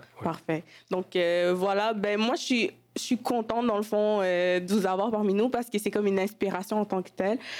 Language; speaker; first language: French; early bilingual, other home language; Wolof